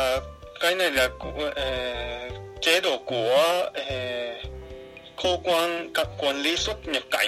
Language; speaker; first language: Vietnamese; non-native, fluent; Japanese